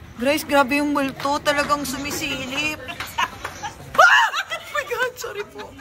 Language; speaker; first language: Filipino; non-native, local second language; Iloko